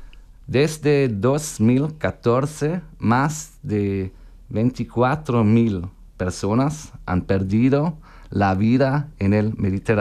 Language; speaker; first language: Spanish; non-native, learner; German